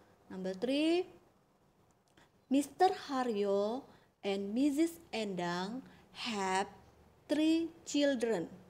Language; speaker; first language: English; non-native, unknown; Indonesian